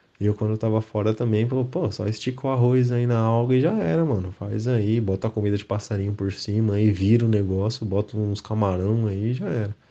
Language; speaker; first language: Portuguese; native; Portuguese